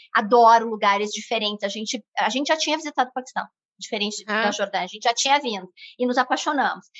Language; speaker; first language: Portuguese; native; Portuguese